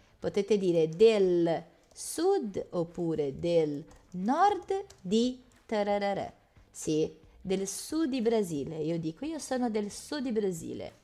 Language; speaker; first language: Italian; non-native, fluent; Portuguese